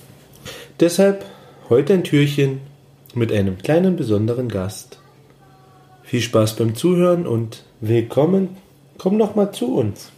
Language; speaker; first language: German; native; German